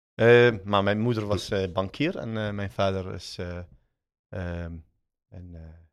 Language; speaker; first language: Dutch; early bilingual, other home language; Arabic